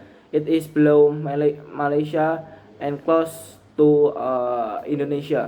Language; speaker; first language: English; non-native, learner; Indonesian